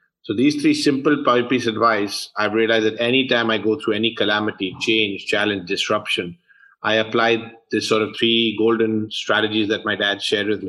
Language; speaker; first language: English; native; English